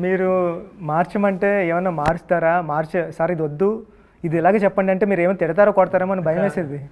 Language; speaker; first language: Telugu; native; Telugu